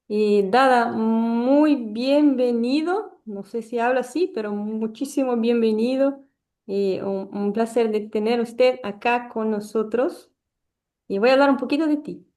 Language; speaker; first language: Spanish; non-native, fluent; Portuguese